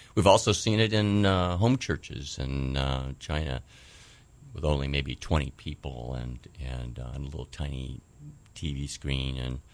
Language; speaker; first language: English; native; English